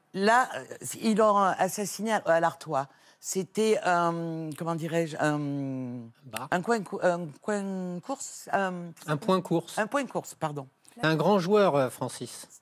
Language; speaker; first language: French; native; French